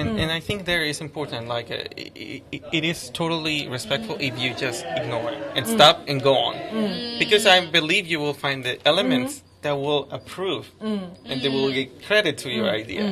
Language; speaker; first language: English; non-native, fluent; Spanish